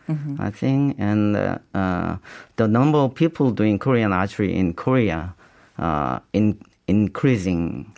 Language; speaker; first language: English; non-native, learner; Korean